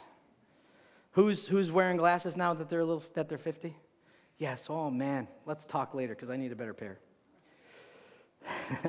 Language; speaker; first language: English; native; English